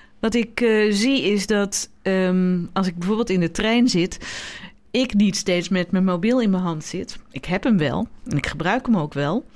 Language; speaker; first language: Dutch; native; Dutch